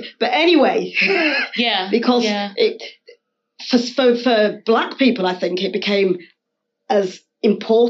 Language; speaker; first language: English; native; English